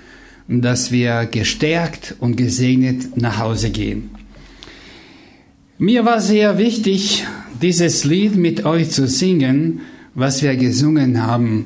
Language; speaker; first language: German; non-native, fluent; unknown